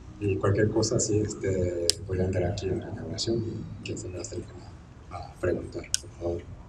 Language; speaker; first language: Spanish; non-native, fluent; Japanese